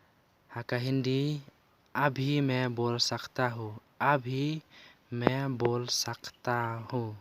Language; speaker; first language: Hindi; non-native, local second language; Khasi